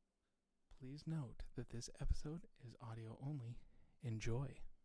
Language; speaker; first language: English; native; English